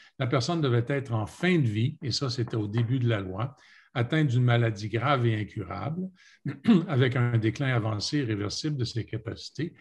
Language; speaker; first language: French; native; French